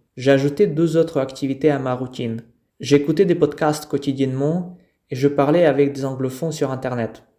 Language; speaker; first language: French; non-native, fluent; Russian